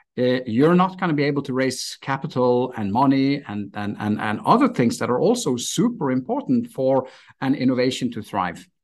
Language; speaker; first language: English; non-native, fluent; Norwegian